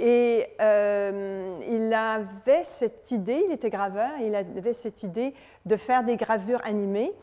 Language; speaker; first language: French; native; French